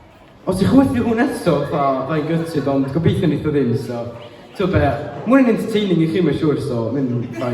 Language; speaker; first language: Welsh; native; Welsh